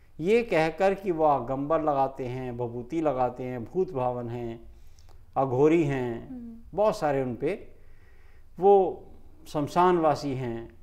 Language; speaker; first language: Hindi; native; Hindi